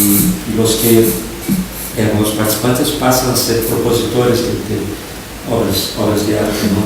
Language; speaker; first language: Spanish; non-native, fluent; Portuguese